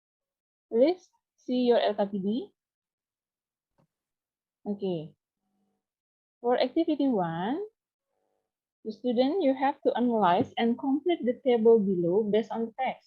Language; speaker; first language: English; non-native, learner; Indonesian